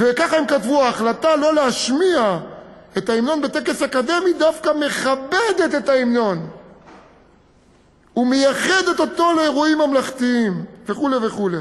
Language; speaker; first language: Hebrew; native; Hebrew